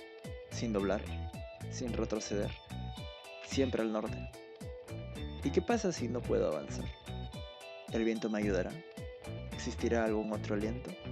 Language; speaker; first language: Spanish; native; Spanish